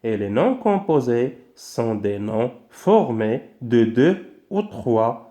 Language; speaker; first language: French; non-native, local second language; Arabic